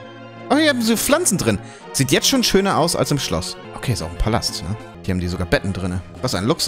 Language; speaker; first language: German; native; German